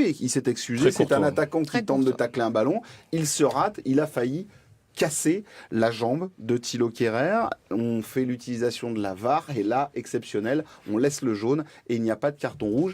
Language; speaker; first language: French; native; French